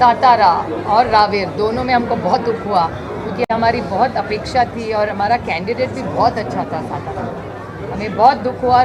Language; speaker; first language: Hindi; non-native, local second language; Marathi